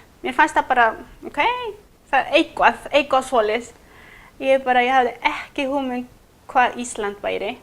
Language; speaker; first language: Icelandic; non-native, fluent; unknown